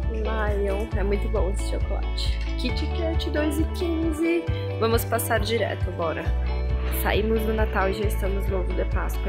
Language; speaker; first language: Portuguese; native; Portuguese